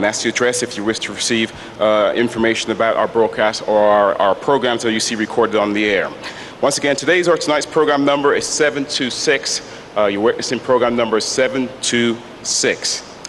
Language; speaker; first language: English; native; English